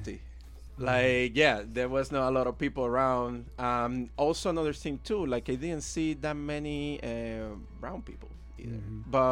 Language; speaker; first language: English; non-native, fluent; Spanish